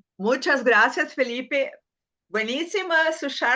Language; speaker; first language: Spanish; non-native, learner; Portuguese